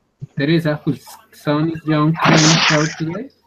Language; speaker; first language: English; non-native, learner; Spanish